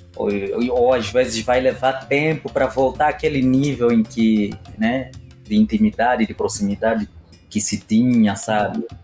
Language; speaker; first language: Portuguese; native; Portuguese